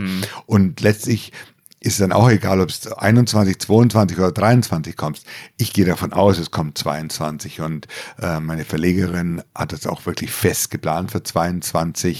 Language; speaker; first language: German; native; German